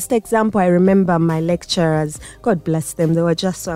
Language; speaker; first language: English; non-native, local second language; Ganda